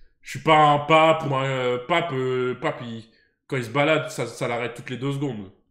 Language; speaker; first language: French; native; French